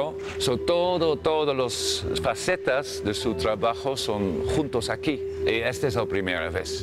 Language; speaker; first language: Spanish; non-native, fluent; English